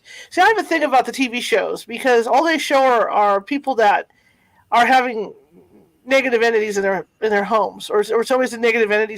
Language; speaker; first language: English; native; English